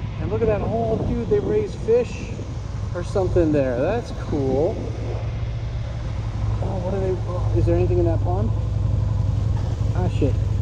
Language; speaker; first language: English; native; English